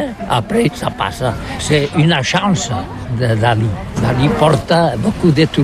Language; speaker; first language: French; non-native, learner; Catalan